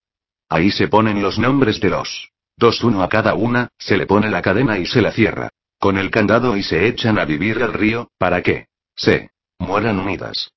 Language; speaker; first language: Spanish; native; Spanish